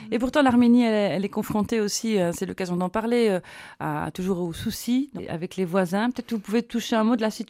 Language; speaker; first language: French; native; French